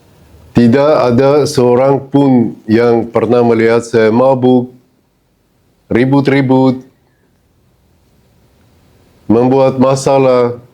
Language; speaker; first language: Indonesian; non-native, fluent; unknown